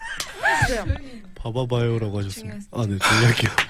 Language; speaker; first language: Korean; native; Korean